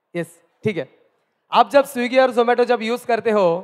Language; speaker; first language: Hindi; non-native, local second language; Marathi